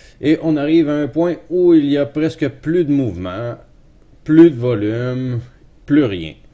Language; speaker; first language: French; native; French